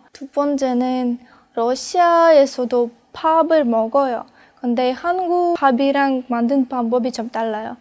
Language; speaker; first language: Korean; non-native, fluent; Russian